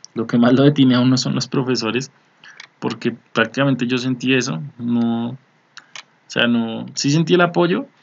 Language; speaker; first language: Spanish; native; Spanish